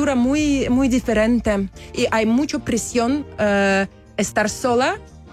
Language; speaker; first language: Spanish; non-native, learner; Russian